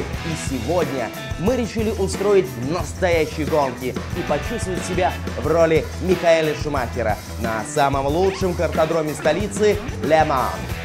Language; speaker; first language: Russian; native; Russian